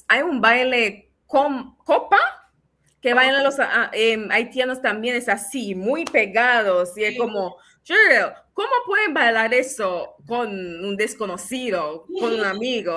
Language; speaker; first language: Spanish; non-native, fluent; English